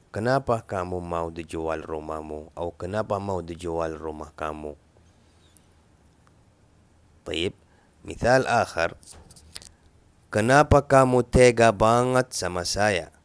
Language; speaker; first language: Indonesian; non-native, fluent; Arabic